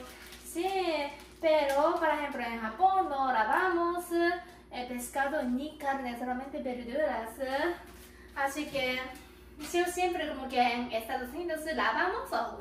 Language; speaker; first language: Spanish; non-native, learner; Japanese